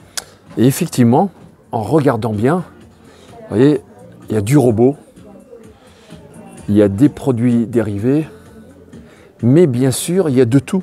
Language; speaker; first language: French; native; French